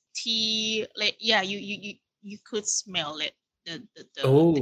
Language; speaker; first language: English; non-native, fluent; Thai